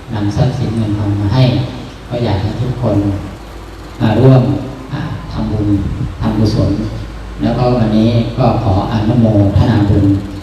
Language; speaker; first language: Thai; native; Thai